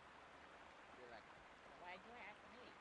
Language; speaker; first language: English; native; English